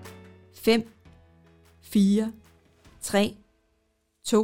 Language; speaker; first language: Danish; native; Danish